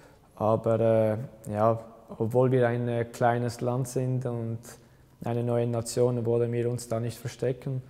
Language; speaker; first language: German; early bilingual, other home language; Albanian